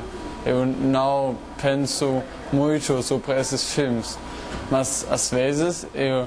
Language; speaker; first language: Portuguese; non-native, learner; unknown